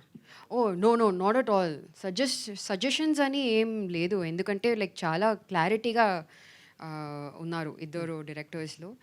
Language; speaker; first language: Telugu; non-native, fluent; Tamil